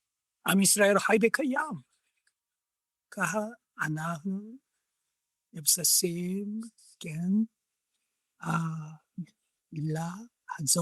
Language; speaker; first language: Hebrew; non-native, learner; Japanese